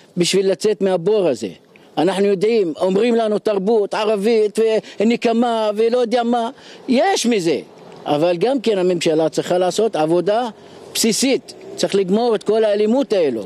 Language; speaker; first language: Hebrew; non-native, local second language; Arabic